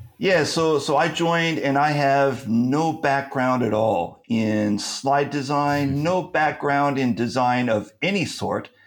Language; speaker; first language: English; native; English